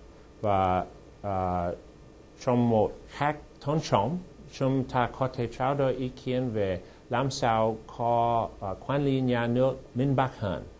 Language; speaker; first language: Vietnamese; non-native, fluent; English